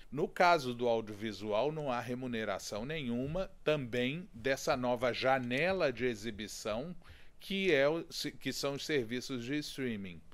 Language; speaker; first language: Portuguese; native; Portuguese